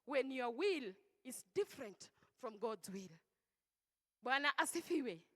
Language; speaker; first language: English; non-native, local second language; Swahili